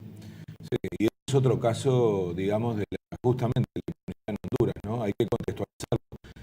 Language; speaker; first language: Spanish; native; Spanish